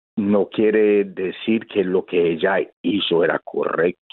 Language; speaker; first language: Spanish; early bilingual, heritage; Spanish